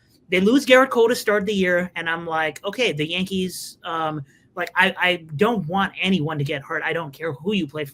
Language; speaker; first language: English; native; English